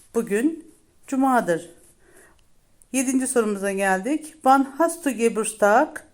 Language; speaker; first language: Turkish; native; Turkish